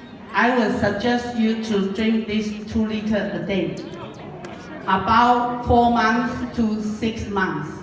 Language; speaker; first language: English; non-native, learner; Japanese